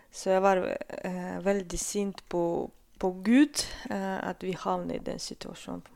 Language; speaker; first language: Norwegian; non-native, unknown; Russian